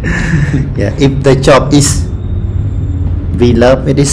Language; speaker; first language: English; non-native, learner; Khmer